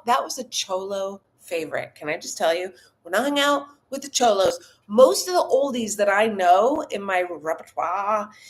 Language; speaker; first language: English; native; English